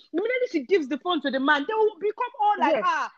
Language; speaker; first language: English; non-native, local second language; Yoruba